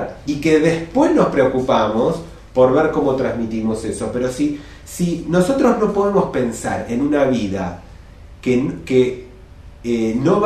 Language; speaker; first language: Spanish; native; Spanish